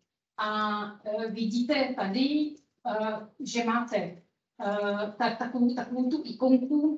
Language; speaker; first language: Czech; non-native, fluent; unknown